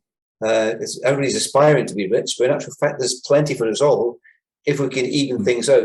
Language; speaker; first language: English; native; English